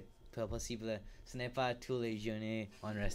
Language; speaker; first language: French; non-native, learner; English